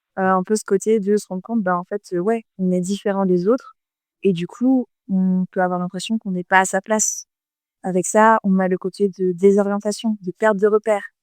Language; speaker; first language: French; native; French